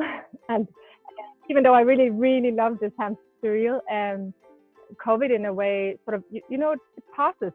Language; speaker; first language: English; non-native, fluent; Danish